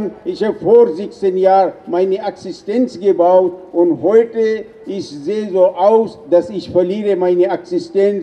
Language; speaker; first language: German; non-native, learner; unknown